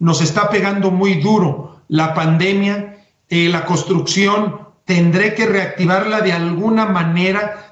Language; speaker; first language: Spanish; native; Spanish